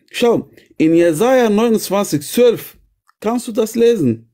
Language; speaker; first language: German; non-native, fluent; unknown